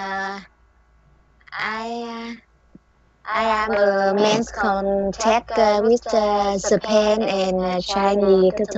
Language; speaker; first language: English; non-native, learner; Vietnamese